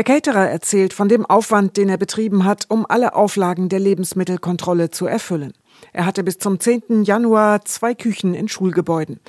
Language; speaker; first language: German; native; German